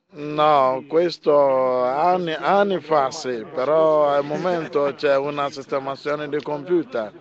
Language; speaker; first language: Italian; non-native, learner; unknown